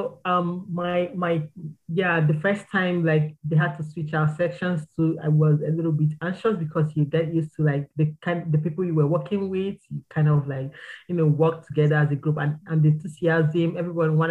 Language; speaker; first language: English; non-native, local second language; Igbo